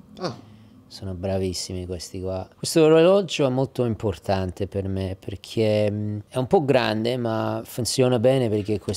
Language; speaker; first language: Italian; early bilingual, heritage; English